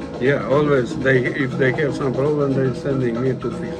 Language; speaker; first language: English; non-native, learner; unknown